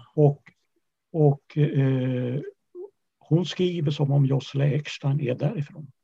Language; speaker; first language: Swedish; early bilingual, other home language; Yiddish